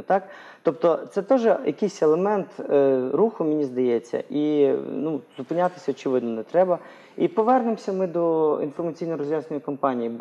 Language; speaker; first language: Ukrainian; native; Ukrainian